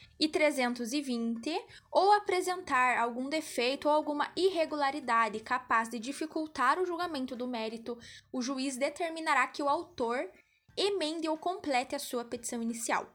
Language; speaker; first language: Portuguese; native; Portuguese